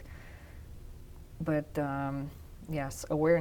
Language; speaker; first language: English; non-native, fluent; Romanian